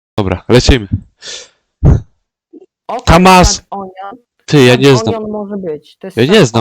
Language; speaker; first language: Polish; native; Polish